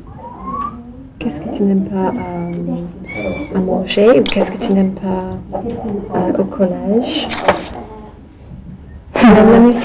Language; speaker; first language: French; non-native, fluent; English